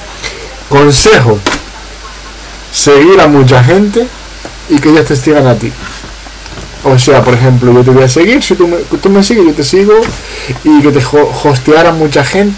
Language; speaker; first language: Spanish; native; Spanish